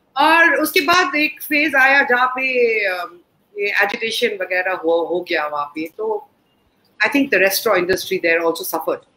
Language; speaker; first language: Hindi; non-native, local second language; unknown